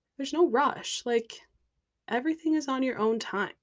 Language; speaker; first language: English; native; English